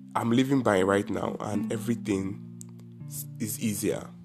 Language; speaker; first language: English; non-native, local second language; Igbo